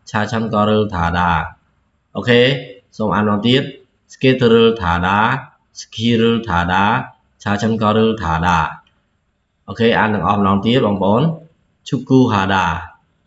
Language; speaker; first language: Korean; non-native, fluent; Khmer